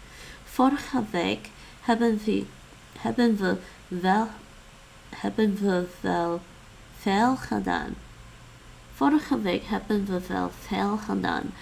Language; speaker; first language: Dutch; non-native, learner; English